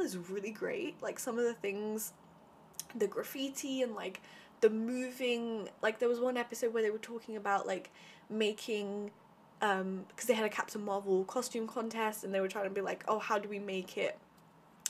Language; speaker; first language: English; native; English